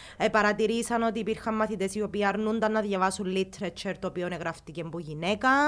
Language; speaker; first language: Greek; early bilingual, heritage; Greek